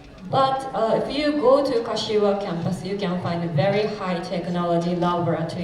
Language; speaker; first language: English; non-native, fluent; Japanese